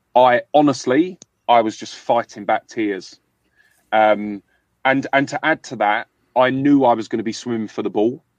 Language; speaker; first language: English; native; English